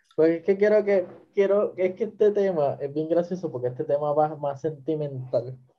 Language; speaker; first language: Spanish; native; Spanish